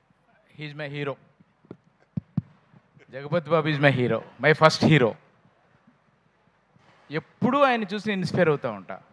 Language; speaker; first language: Telugu; native; Telugu